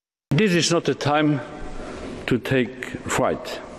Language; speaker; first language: English; non-native, fluent; Luxembourgish